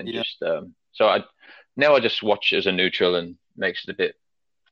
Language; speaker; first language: English; native; English